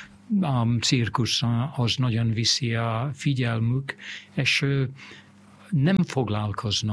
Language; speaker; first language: Hungarian; non-native, fluent; English